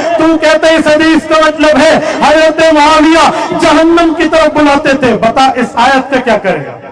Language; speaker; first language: Urdu; non-native, local second language; Saraiki